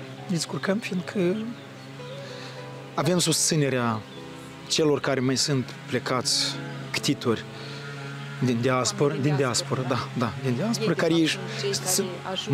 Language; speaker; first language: Romanian; native; Romanian